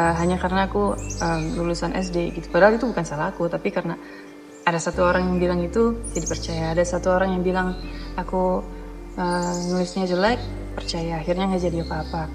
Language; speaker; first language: Indonesian; non-native, fluent; Dutch